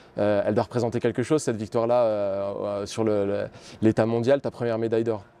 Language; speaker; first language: French; native; French